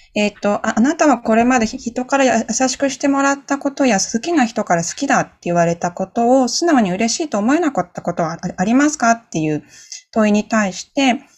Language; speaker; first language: Japanese; native; Japanese